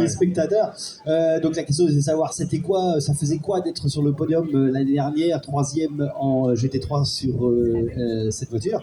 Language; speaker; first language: French; native; French